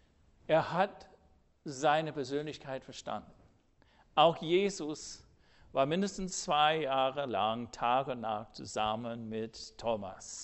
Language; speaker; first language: German; non-native, fluent; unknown